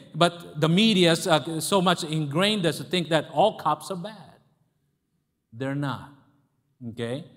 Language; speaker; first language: English; non-native, local second language; Filipino